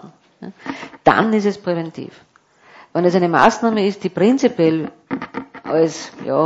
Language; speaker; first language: German; native; German